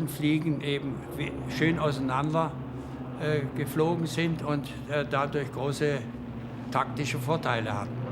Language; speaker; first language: German; native; German